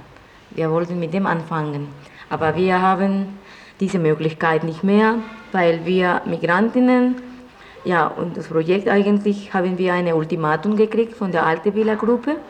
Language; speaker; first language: German; non-native, fluent; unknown